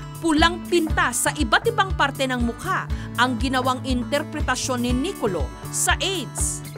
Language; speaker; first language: Filipino; native; Filipino